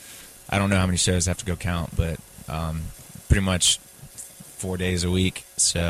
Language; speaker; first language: English; native; English